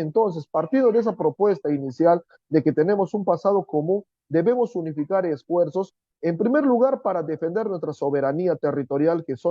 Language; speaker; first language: Spanish; native; Spanish